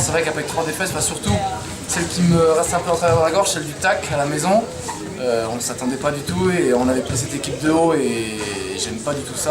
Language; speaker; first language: French; native; French